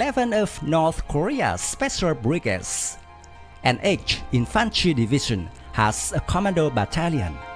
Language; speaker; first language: English; non-native, fluent; Vietnamese